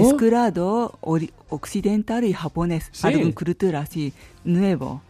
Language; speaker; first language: Spanish; non-native, learner; Japanese